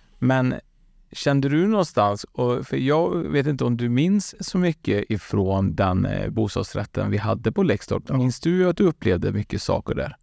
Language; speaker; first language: Swedish; early bilingual, other home language; Spanish